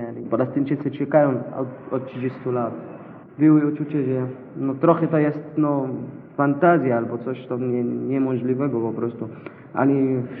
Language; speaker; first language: Polish; non-native, learner; Arabic